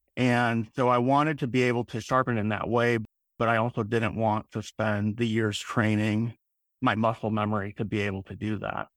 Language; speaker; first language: English; native; English